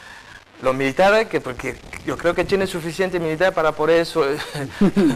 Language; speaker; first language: Spanish; non-native, fluent; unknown